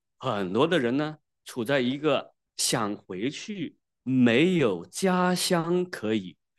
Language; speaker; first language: Chinese; native; Chinese